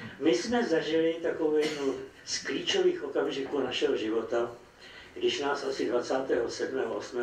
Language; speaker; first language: Czech; native; Czech